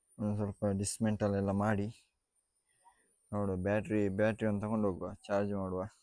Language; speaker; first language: Kannada; non-native, local second language; Tulu